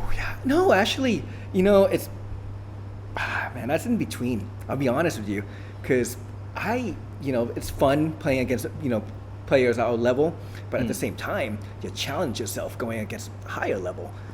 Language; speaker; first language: English; early bilingual, other home language; Thai